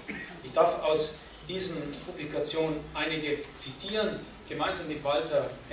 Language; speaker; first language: German; native; German